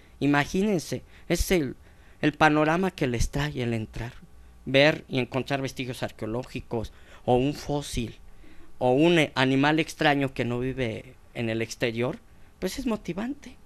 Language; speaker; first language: Spanish; native; Spanish